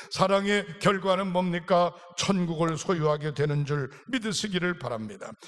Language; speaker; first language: Korean; native; Korean